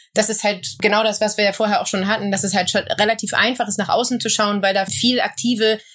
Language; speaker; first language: German; native; German